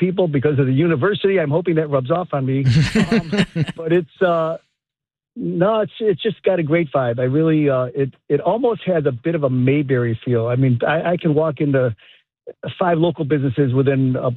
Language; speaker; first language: English; native; English